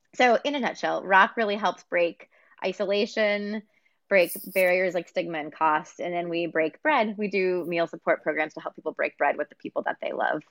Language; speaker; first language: English; native; English